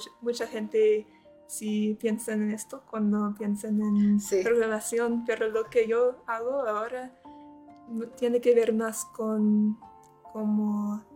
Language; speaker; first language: Spanish; non-native, learner; English